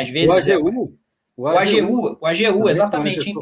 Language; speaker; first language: Portuguese; native; Portuguese